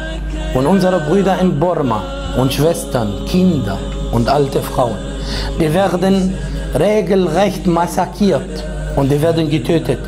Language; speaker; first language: German; non-native, fluent; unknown